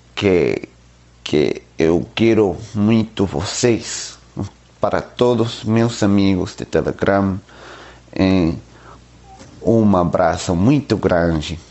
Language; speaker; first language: Portuguese; non-native, learner; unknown